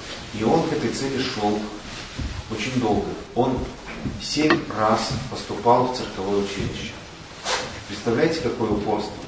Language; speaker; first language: Russian; native; Russian